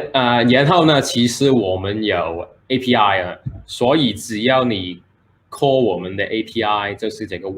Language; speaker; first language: Chinese; early bilingual, heritage; Chinese